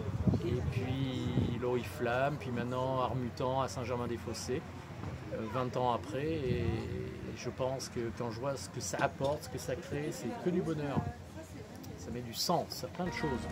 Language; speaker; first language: French; native; French